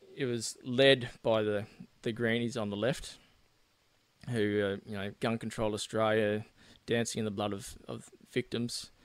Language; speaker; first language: English; native; English